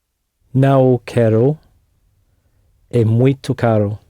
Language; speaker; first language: Portuguese; non-native, learner; English